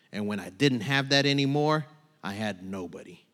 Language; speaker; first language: English; native; English